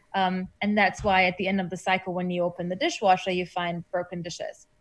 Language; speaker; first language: English; non-native, fluent; German